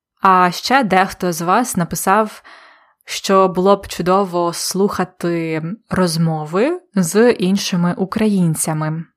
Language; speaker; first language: Ukrainian; native; Ukrainian